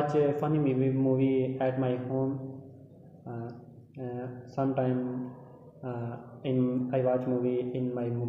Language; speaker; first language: English; non-native, learner; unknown